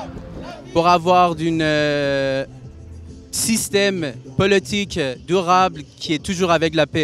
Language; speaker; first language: French; non-native, learner; Persian